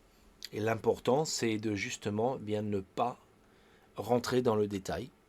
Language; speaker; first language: French; native; French